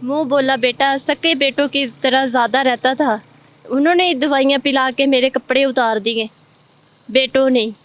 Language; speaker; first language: Urdu; non-native, local second language; Punjabi